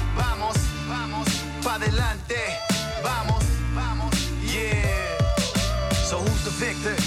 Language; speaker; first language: English; non-native, fluent; Kʼicheʼ